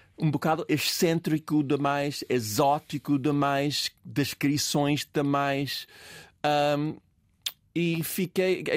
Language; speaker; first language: Portuguese; non-native, fluent; English